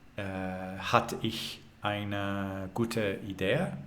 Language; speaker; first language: German; non-native, learner; English